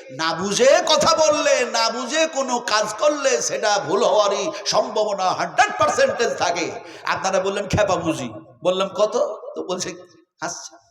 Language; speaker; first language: Bangla; non-native, local second language; Urdu